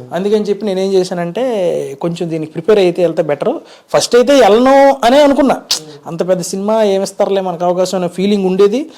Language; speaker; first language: Telugu; native; Telugu